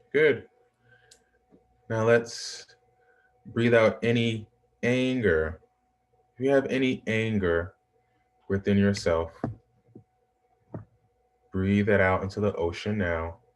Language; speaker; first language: English; native; English